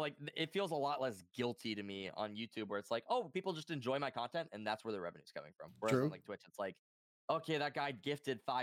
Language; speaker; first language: English; native; English